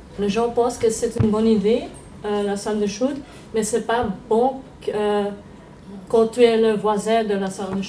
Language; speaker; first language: French; non-native, local second language; Dutch